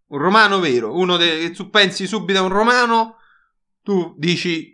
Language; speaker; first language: Italian; native; Italian